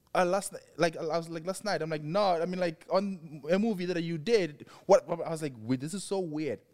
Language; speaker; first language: English; non-native, local second language; Tswana